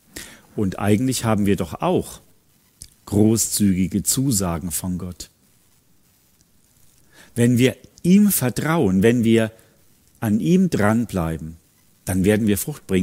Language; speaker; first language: German; native; German